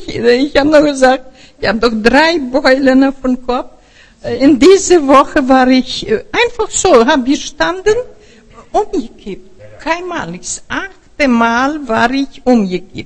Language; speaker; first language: German; non-native, fluent; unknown